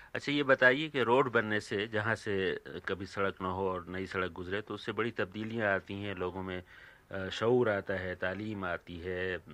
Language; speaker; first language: Urdu; native; Urdu